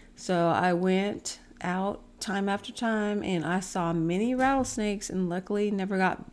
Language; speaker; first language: English; native; English